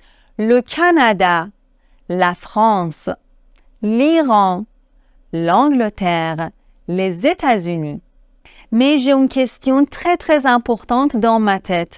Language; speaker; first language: French; non-native, fluent; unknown